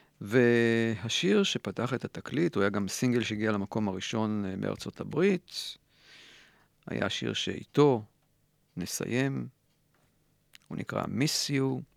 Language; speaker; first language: Hebrew; native; Hebrew